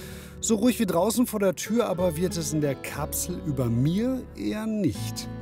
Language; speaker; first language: German; native; German